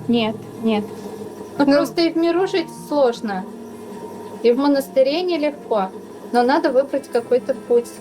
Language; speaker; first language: Russian; native; Russian